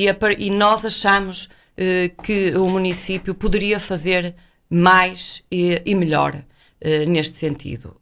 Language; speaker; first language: Portuguese; native; Portuguese